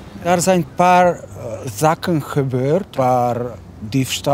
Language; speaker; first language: Dutch; non-native, learner; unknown